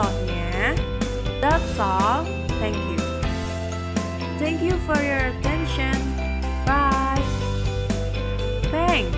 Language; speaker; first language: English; non-native, learner; Indonesian